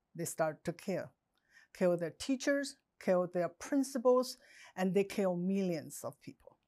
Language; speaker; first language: English; non-native, fluent; Chinese